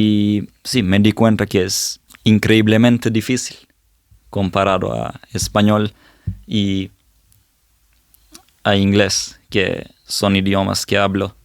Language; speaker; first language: Spanish; non-native, fluent; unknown